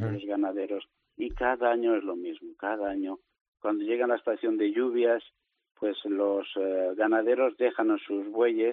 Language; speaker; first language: Spanish; native; Spanish